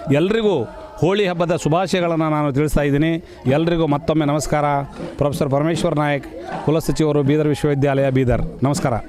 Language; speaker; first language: Kannada; native; Kannada